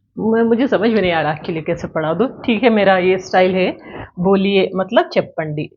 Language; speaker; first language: Hindi; native; Hindi